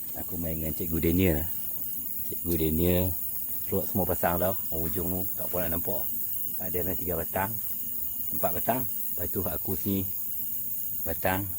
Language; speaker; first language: Malay; native; Malay